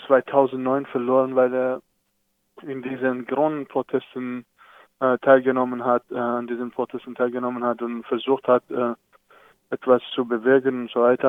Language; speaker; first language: German; non-native, fluent; Persian